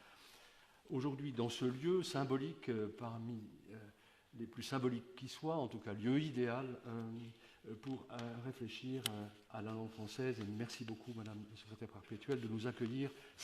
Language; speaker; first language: French; native; French